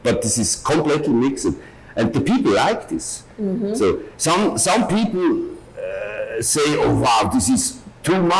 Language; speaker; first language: English; non-native, learner; German